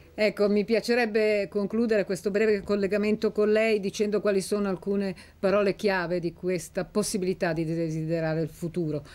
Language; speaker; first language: Italian; native; Italian